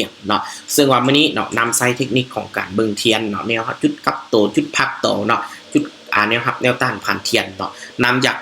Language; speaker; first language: Thai; non-native, local second language; Northeastern Thai